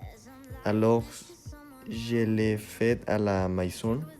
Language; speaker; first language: French; non-native, learner; Spanish